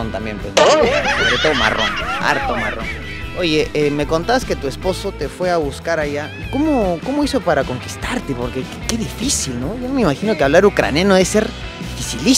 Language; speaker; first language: Spanish; native; Spanish